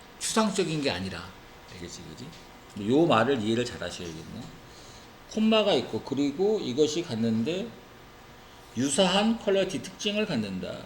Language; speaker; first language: Korean; native; Korean